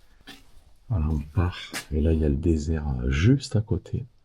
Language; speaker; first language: French; native; French